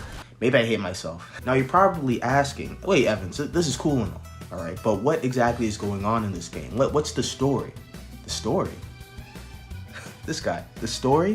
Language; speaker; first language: English; native; English